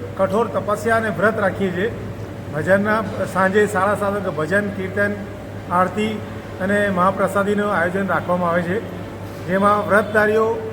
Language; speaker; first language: Gujarati; non-native, local second language; Sindhi